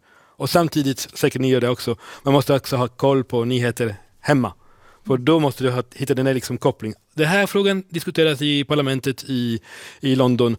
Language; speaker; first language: Swedish; non-native, fluent; Italian